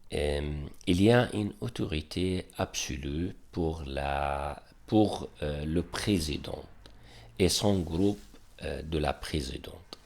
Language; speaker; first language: French; non-native, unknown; Arabic